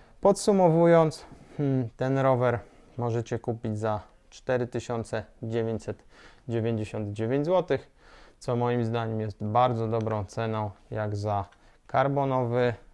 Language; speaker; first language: Polish; native; Polish